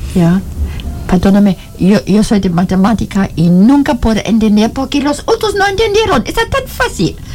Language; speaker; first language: Spanish; non-native, learner; German